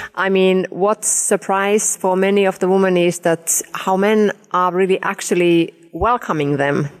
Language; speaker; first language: English; non-native, fluent; Finnish